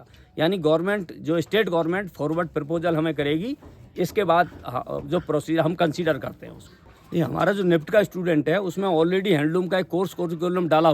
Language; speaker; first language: Hindi; native; Hindi